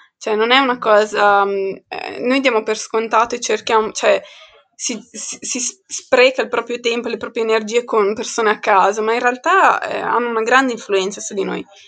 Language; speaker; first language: Italian; early bilingual, other home language; Arabic